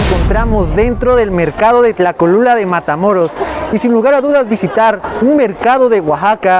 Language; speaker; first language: Spanish; native; Spanish